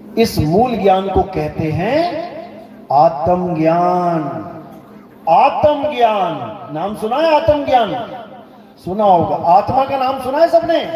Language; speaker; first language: Hindi; native; Hindi